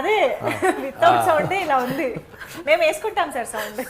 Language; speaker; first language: Telugu; native; Telugu